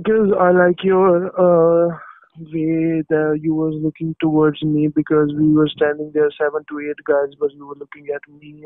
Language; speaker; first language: English; non-native, local second language; Hindi